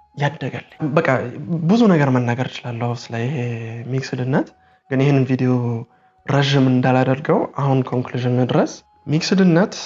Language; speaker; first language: Amharic; early bilingual, heritage; Amharic